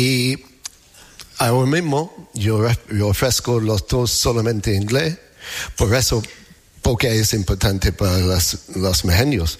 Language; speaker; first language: Spanish; non-native, learner; English